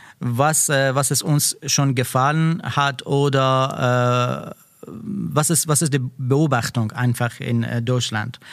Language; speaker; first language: German; non-native, learner; Persian